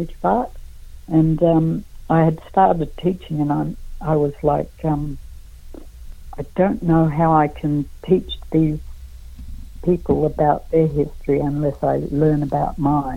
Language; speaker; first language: English; native; English